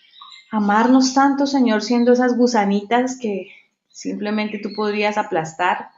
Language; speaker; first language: Spanish; native; Spanish